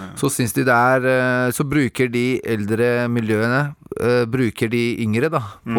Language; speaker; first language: Norwegian; native; Norwegian